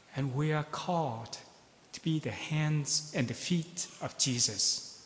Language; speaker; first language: English; non-native, fluent; Vietnamese